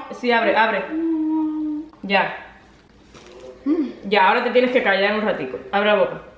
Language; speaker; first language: Spanish; native; Spanish